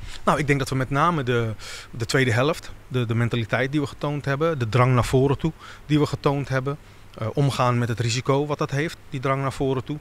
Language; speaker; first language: Dutch; native; Dutch